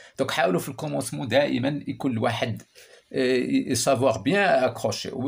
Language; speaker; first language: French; non-native, local second language; Arabic